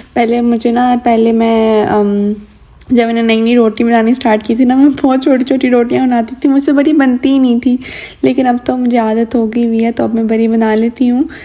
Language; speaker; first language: Urdu; native; Urdu